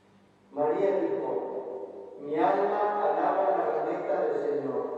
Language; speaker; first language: Spanish; non-native, fluent; Italian